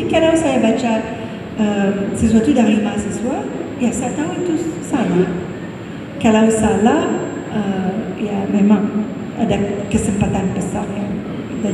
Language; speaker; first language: Indonesian; non-native, fluent; English